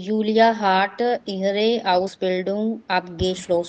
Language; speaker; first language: German; non-native, learner; Hindi